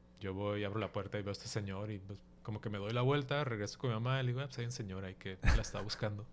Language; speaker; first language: Spanish; early bilingual, heritage; Spanish